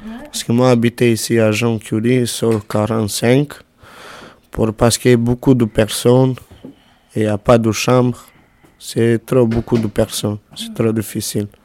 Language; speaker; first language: French; non-native, learner; Romanian